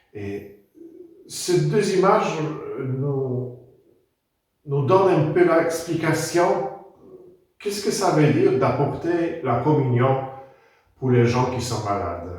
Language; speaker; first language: French; non-native, fluent; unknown